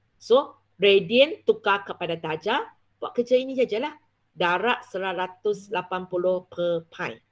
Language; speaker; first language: Malay; non-native, local second language; Chinese